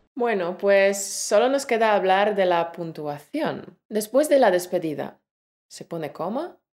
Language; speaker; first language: Spanish; native; Spanish